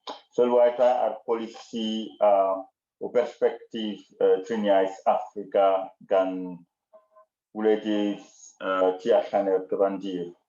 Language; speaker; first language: Welsh; non-native, learner; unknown